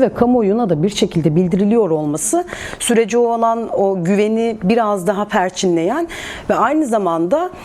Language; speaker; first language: Turkish; native; Turkish